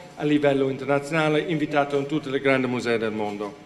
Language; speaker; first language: Italian; non-native, fluent; English